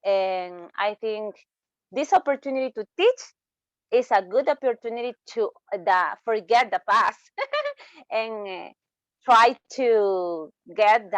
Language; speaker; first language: English; non-native, learner; Spanish